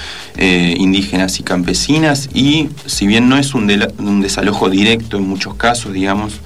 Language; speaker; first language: Spanish; native; Spanish